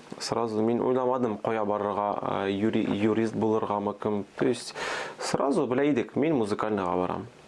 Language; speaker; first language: Tatar; early bilingual, other home language; Armenian